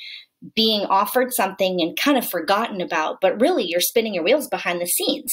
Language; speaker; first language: English; native; English